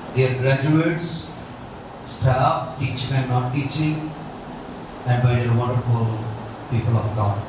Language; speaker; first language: English; non-native, local second language; Telugu